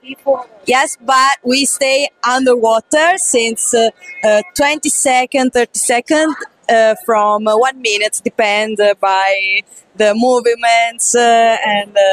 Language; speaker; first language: English; non-native, fluent; Italian